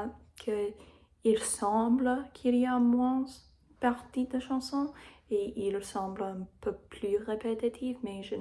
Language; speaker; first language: French; non-native, learner; English